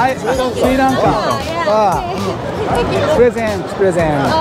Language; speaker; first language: English; non-native, learner; Japanese